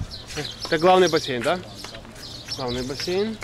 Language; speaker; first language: Russian; native; Russian